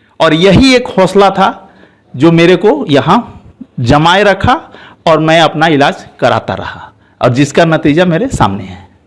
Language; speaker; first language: Hindi; non-native, local second language; Assamese